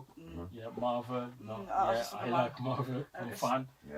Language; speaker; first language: English; non-native, learner; French